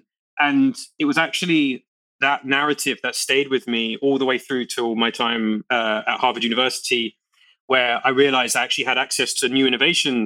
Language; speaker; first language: English; native; English